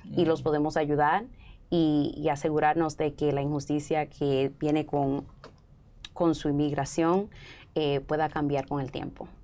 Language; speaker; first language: Spanish; early bilingual, heritage; Spanish